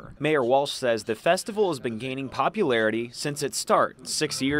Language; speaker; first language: English; native; English